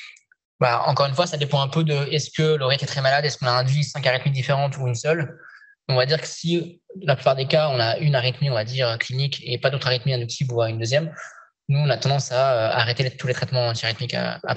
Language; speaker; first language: French; native; French